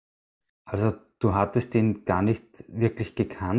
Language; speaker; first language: German; native; German